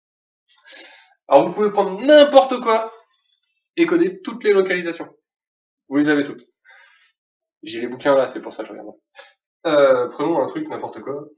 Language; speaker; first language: French; native; French